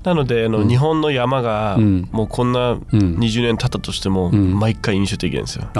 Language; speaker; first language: Japanese; non-native, fluent; Danish